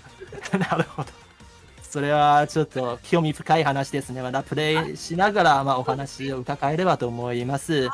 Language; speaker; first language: Japanese; native; Japanese